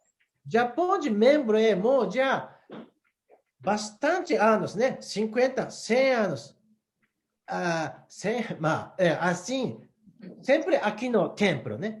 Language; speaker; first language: Portuguese; non-native, learner; Japanese